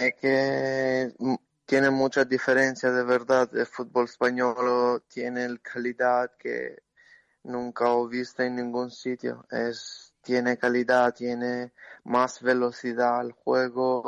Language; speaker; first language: Spanish; non-native, learner; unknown